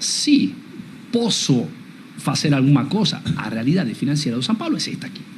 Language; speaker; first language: Portuguese; non-native, learner; Spanish